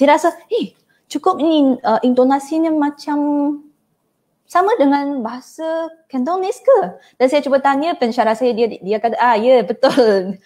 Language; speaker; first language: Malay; non-native, fluent; Chinese